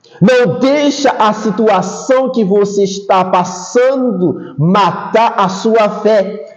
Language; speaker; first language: Portuguese; non-native, fluent; Haitian Creole